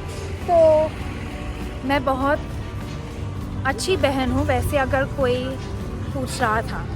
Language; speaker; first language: Hindi; non-native, local second language; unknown